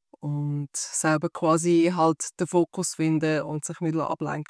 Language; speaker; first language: German; native; German